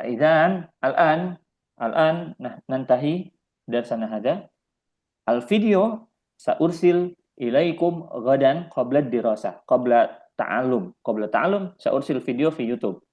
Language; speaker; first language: Arabic; non-native, fluent; Indonesian